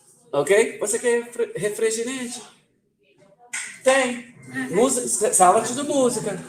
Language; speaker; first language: Portuguese; non-native, learner; English